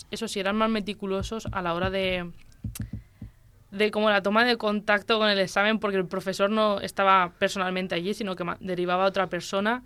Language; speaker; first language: Spanish; native; Spanish